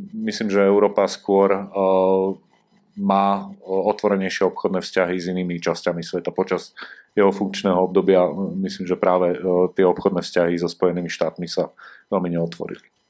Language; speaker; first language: Slovak; native; Slovak